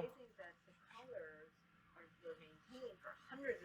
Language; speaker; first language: English; native; English